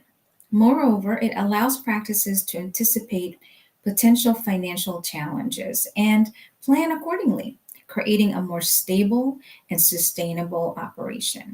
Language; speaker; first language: English; native; English